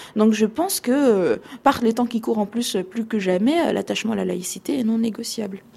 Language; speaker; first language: French; non-native, local second language; Arabic